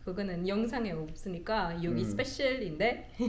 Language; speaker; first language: Korean; non-native, learner; German